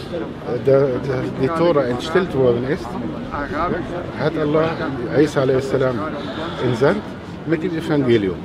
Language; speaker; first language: German; non-native, fluent; Arabic